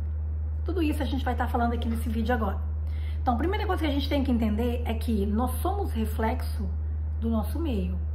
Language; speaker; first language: Portuguese; native; Portuguese